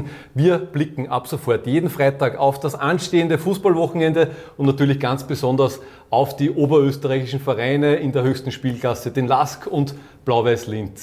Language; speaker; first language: German; native; German